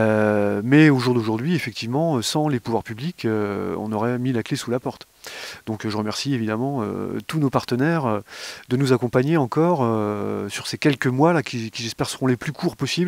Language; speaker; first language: French; native; French